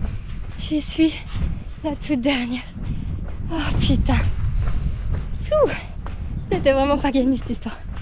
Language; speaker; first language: French; native; French